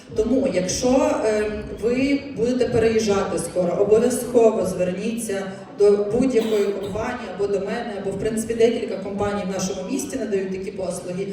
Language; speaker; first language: Ukrainian; non-native, local second language; Russian